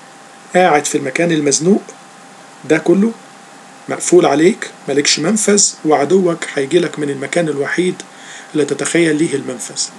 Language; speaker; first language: Arabic; native; Arabic